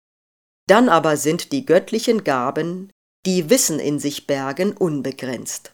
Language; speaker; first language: German; native; German